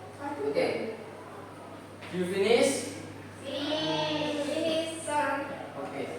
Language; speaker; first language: English; non-native, learner; Indonesian